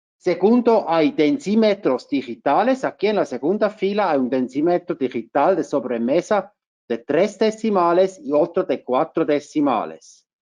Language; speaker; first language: Spanish; non-native, fluent; German